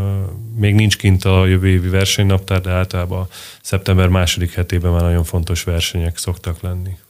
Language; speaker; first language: Hungarian; native; Hungarian